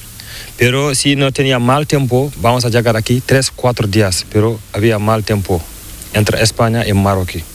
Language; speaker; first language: Spanish; non-native, learner; Fula